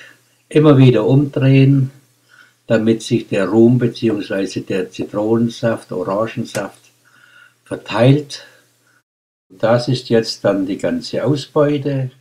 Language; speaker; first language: German; native; German